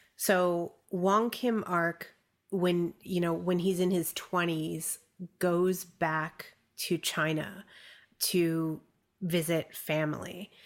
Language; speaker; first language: English; early bilingual, other home language; Chinese